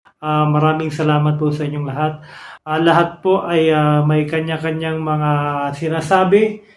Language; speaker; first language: Filipino; non-native, local second language; Cebuano